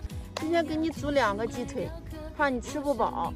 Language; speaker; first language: Chinese; native; Chinese